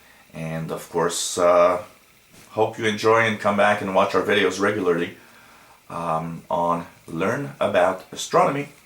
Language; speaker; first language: English; non-native, local second language; French